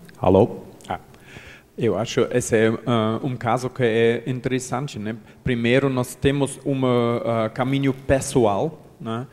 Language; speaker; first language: Portuguese; non-native, learner; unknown